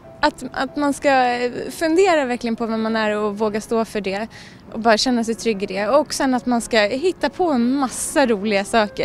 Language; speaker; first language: Swedish; native; Swedish